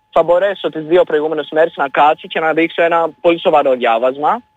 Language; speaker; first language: Greek; early bilingual, other home language; Albanian